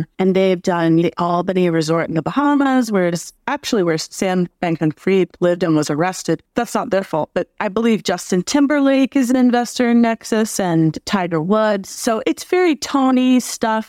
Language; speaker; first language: English; native; English